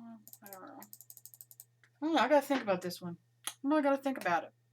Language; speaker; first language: English; native; English